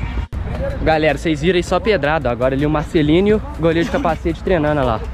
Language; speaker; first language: Portuguese; native; Portuguese